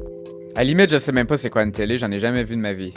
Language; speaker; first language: French; native; French